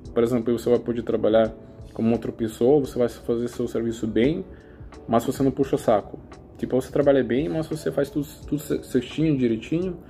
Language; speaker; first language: Portuguese; non-native, learner; Russian